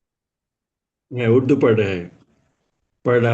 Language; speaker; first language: Hindi; non-native, learner; Bangla